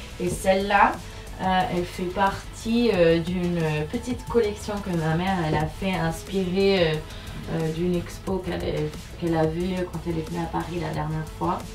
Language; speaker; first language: French; non-native, fluent; Portuguese